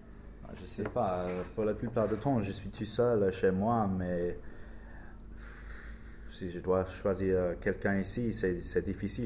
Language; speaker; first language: French; non-native, learner; English